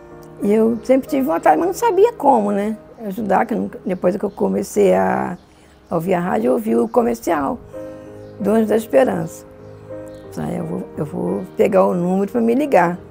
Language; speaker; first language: Portuguese; native; Portuguese